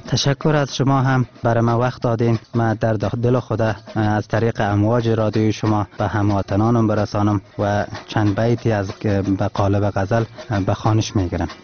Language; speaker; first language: Persian; non-native, local second language; Turkmen